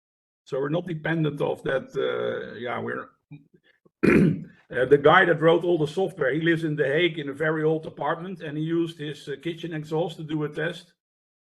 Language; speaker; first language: English; non-native, fluent; Dutch